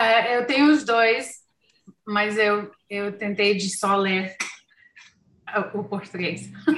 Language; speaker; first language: Portuguese; non-native, learner; English